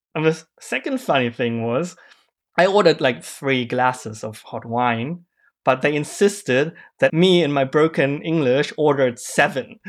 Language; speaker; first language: English; non-native, fluent; German